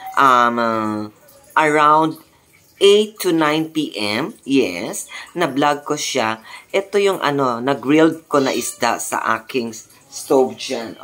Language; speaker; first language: Filipino; non-native, local second language; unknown